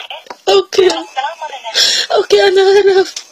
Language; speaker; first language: Arabic; non-native, learner; Filipino